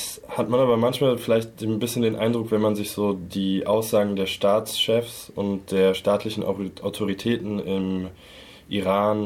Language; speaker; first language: German; native; German